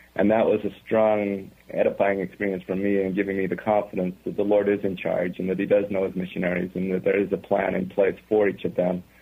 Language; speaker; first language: English; native; English